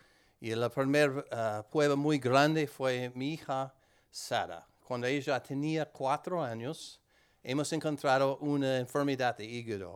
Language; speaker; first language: Spanish; non-native, learner; English